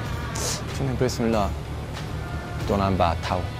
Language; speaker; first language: Vietnamese; non-native, learner; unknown